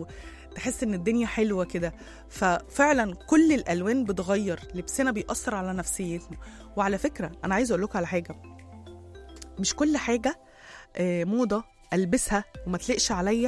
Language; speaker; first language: Arabic; native; Arabic